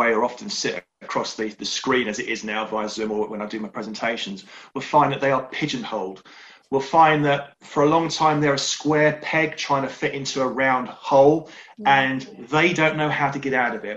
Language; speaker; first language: English; native; English